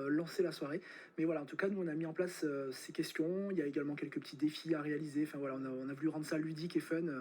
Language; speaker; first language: French; native; French